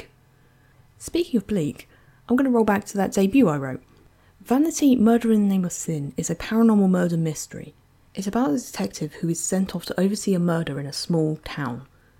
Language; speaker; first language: English; native; English